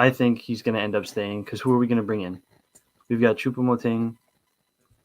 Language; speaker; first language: English; native; English